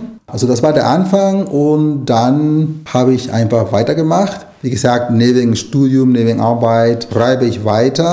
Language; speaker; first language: German; non-native, fluent; Spanish